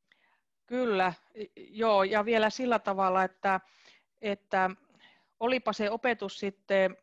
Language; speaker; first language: Finnish; native; Finnish